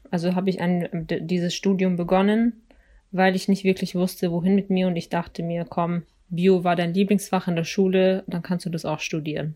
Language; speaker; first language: German; early bilingual, other home language; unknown